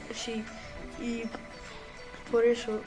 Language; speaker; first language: Spanish; non-native, learner; Urdu